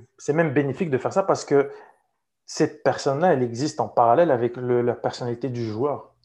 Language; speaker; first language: French; non-native, local second language; Arabic